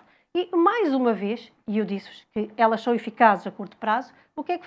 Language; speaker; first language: Portuguese; native; Portuguese